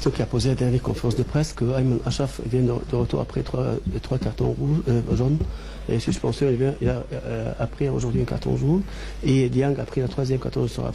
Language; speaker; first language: French; non-native, fluent; Arabic